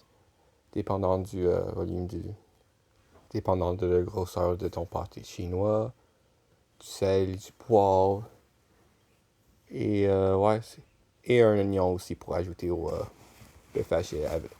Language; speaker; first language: French; non-native, local second language; English